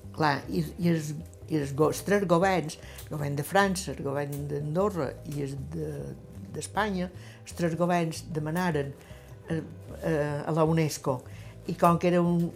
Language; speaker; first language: Catalan; native; Catalan